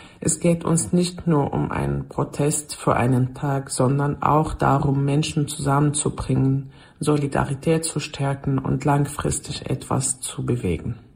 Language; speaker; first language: German; non-native, fluent; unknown